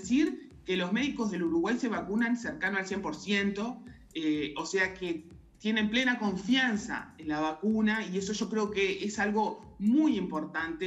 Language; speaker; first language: Spanish; native; Spanish